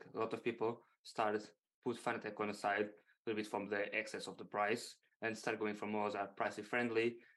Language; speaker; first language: English; non-native, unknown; Portuguese